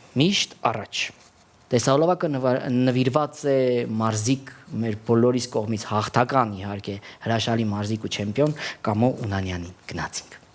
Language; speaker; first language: Armenian; native; Armenian